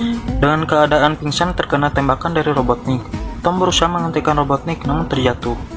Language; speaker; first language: Indonesian; native; Indonesian